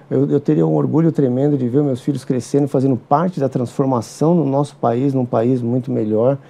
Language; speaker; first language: Portuguese; native; Portuguese